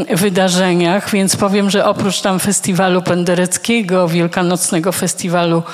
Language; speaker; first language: Polish; native; Polish